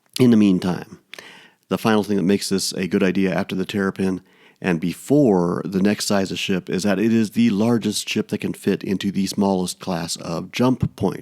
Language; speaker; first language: English; native; English